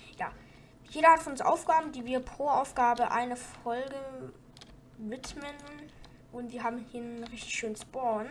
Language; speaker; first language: German; native; German